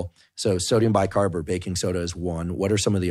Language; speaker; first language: English; native; English